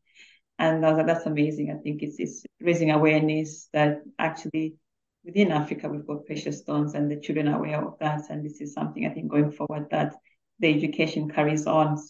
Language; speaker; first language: English; non-native, local second language; Bemba